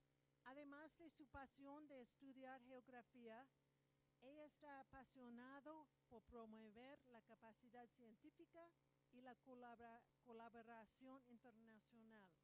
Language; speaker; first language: Spanish; non-native, learner; English